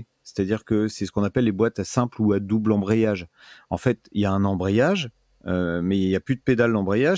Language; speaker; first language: French; native; French